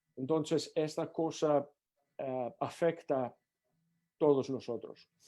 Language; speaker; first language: Spanish; non-native, learner; English